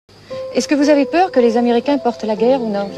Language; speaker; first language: French; native; French